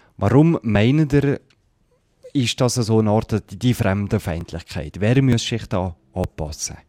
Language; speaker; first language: German; native; German